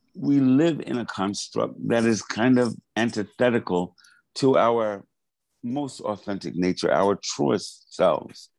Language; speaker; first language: English; native; English